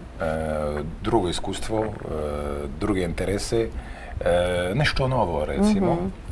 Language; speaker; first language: Croatian; non-native, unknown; French